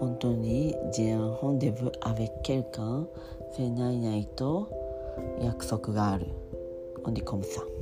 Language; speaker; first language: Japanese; non-native, learner; French